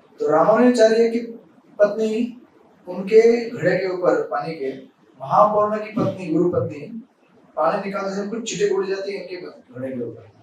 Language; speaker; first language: Hindi; native; Hindi